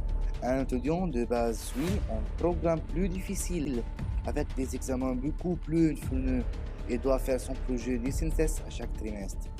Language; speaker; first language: French; non-native, learner; Arabic